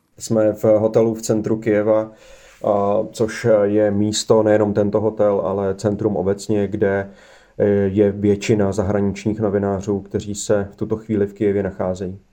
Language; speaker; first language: Czech; native; Czech